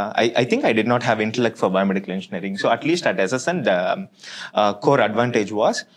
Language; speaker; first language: English; non-native, local second language; Tamil